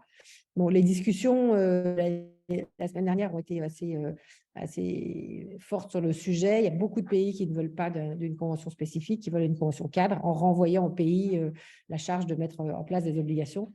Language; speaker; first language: French; native; French